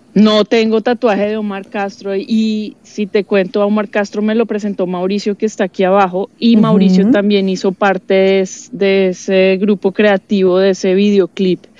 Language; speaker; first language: Spanish; native; Spanish